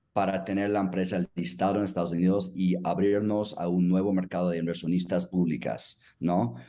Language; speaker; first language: Spanish; non-native, fluent; English